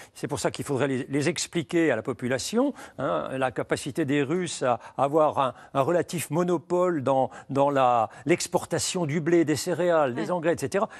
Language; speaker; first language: French; native; French